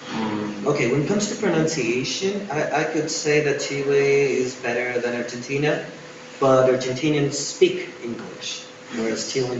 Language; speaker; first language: English; non-native, fluent; Spanish